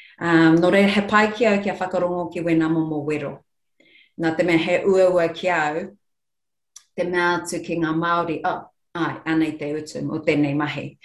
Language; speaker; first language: Māori; non-native, local second language; English